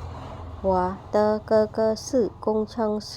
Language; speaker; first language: Chinese; non-native, fluent; Khmer